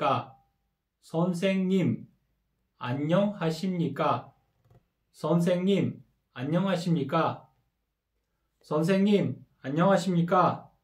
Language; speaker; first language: Korean; non-native, fluent; Kyrgyz